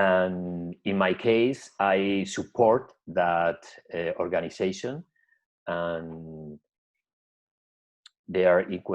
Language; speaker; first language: English; non-native, learner; Spanish